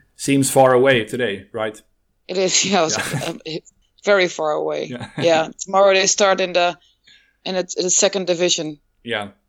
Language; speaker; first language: English; non-native, fluent; Dutch